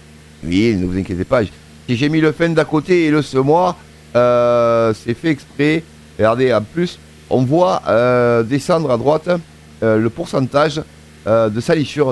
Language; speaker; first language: French; native; French